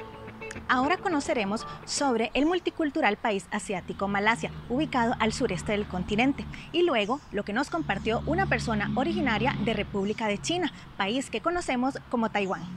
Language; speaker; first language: Spanish; native; Spanish